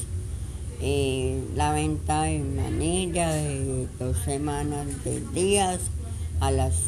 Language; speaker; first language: Spanish; non-native, learner; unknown